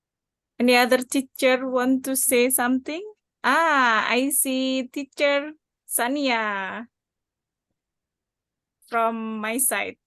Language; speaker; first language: English; non-native, learner; Indonesian